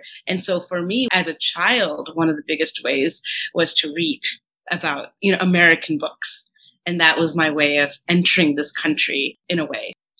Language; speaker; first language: English; early bilingual, other home language; Telugu